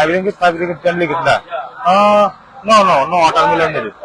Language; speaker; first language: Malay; non-native, learner; Bangla